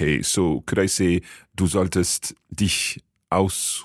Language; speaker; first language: German; non-native, fluent; English